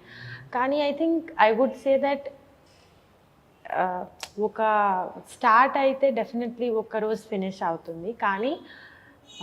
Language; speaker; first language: Telugu; non-native, learner; Bangla